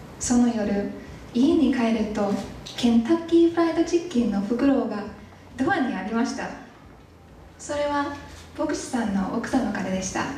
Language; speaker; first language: Japanese; non-native, learner; English